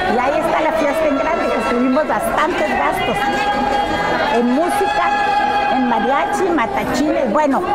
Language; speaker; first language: Spanish; native; Spanish